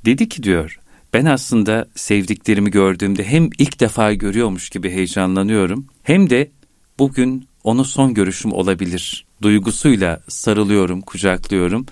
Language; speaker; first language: Turkish; native; Turkish